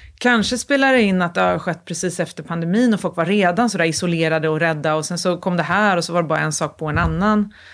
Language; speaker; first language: Swedish; native; Swedish